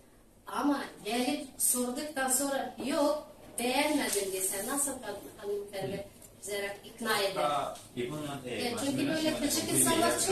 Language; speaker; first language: Turkish; non-native, learner; Turkmen